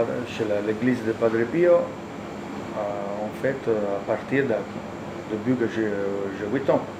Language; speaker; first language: French; non-native, learner; Italian